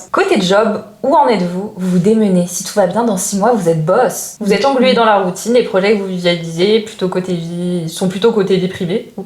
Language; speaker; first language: French; native; French